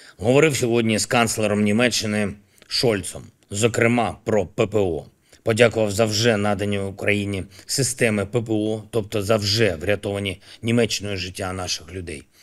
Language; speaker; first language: Ukrainian; non-native, local second language; Russian